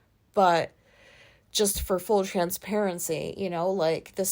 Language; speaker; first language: English; native; English